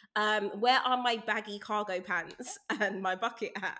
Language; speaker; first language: English; native; English